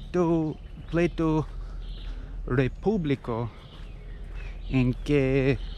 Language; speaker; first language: Spanish; non-native, learner; English